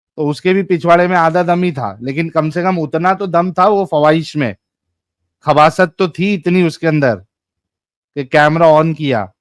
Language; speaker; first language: Hindi; native; Hindi